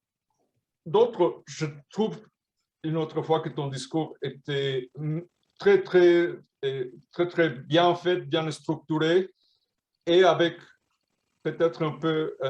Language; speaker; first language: French; non-native, fluent; Spanish